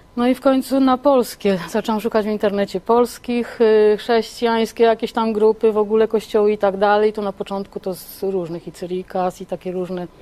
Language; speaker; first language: Polish; native; Polish